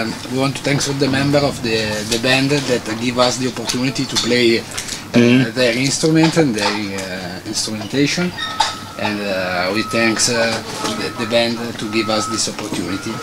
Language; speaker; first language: English; non-native, learner; Italian